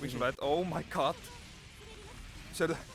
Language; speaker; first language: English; non-native, fluent; Icelandic